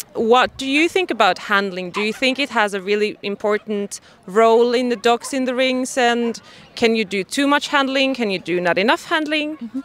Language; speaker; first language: English; non-native, fluent; Finnish